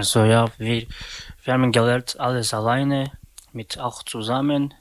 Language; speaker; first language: German; non-native, learner; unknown